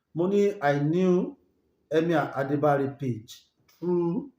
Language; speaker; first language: English; non-native, local second language; Yoruba